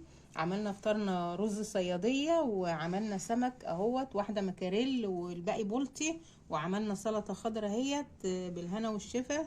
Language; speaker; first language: Arabic; native; Arabic